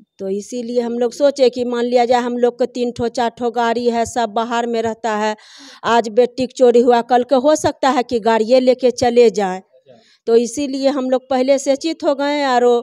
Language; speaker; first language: Hindi; native; Hindi